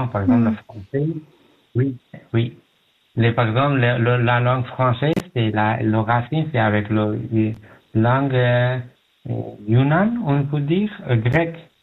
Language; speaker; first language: French; non-native, learner; Pashto